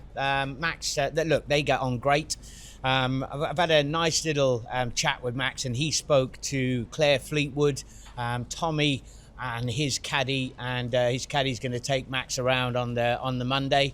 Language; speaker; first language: English; native; English